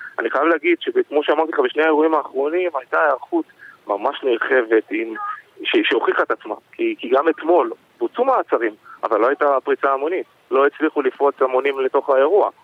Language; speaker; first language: Hebrew; native; Hebrew